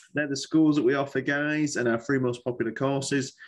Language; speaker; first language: English; native; English